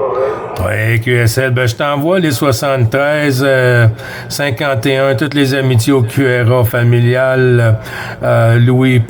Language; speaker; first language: French; native; French